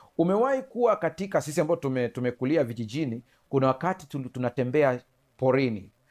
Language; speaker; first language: Swahili; native; Swahili